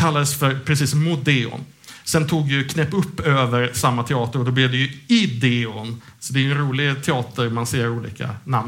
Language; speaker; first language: Swedish; native; Swedish